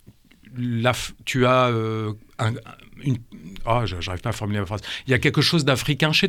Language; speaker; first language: French; native; French